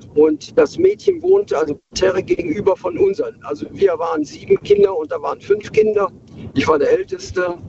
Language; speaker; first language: German; native; German